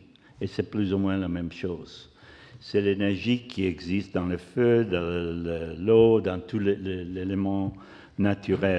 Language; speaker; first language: French; non-native, fluent; Italian